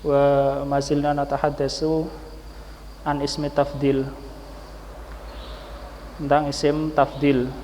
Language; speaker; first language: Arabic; non-native, fluent; Indonesian